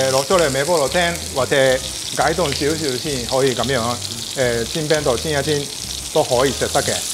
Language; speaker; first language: Cantonese; non-native, fluent; Japanese